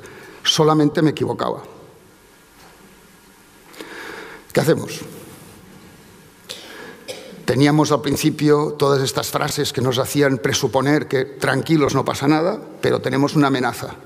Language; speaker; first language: Spanish; native; Spanish